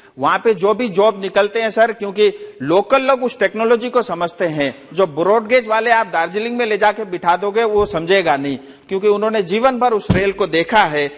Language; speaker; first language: Hindi; non-native, local second language; Nepali